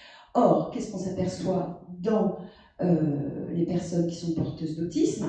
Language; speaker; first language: French; native; French